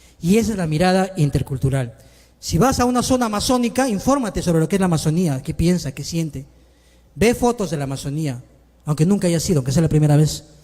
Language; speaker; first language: Spanish; native; Spanish